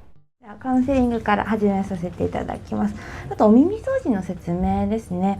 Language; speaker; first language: Japanese; native; Japanese